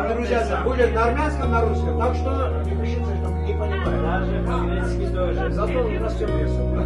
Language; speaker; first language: Russian; non-native, fluent; Armenian